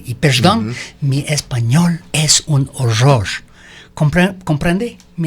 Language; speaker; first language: Spanish; non-native, learner; English